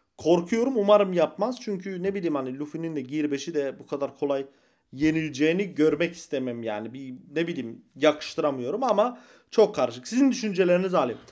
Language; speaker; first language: Turkish; early bilingual, heritage; Turkish